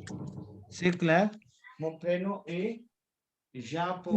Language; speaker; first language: French; non-native, fluent; Hindi